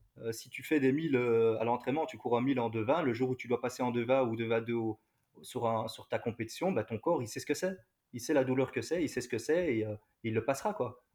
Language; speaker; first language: French; native; French